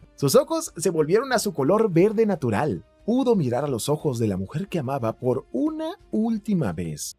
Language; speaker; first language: Spanish; native; Spanish